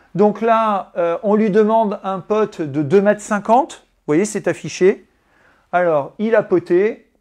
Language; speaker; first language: French; native; French